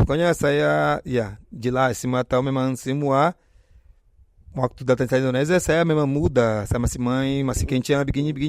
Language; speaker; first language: Indonesian; non-native, fluent; Portuguese